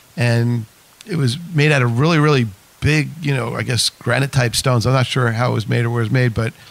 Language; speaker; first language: English; native; English